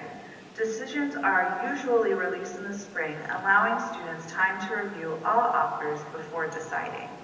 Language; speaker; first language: English; native; English